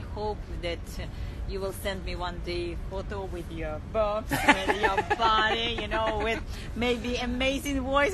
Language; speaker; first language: English; non-native, learner; Russian